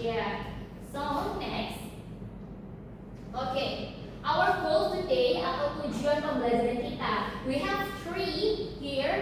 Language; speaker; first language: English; non-native, learner; Indonesian